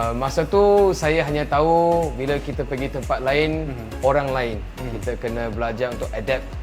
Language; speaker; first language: Malay; non-native, local second language; Chinese